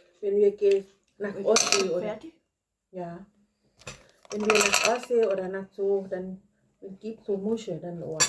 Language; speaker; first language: German; non-native, learner; Thai